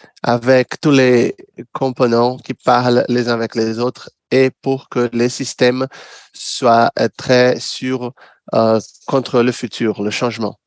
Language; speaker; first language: French; non-native, fluent; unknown